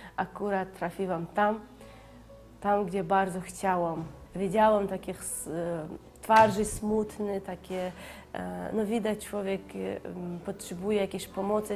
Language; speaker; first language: Polish; non-native, fluent; Chechen